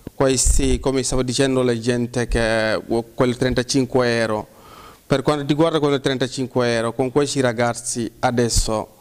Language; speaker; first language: Italian; non-native, fluent; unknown